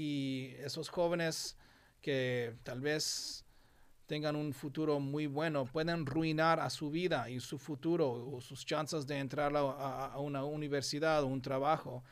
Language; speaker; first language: Spanish; non-native, fluent; English